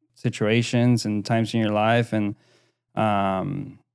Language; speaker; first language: English; early bilingual, other home language; Spanish